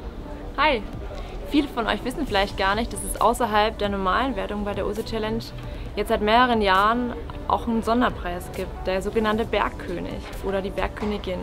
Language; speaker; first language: German; native; German